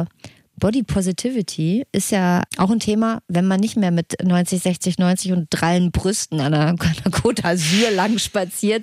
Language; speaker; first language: German; native; German